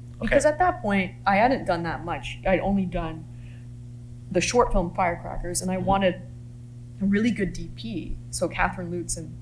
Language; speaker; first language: English; native; English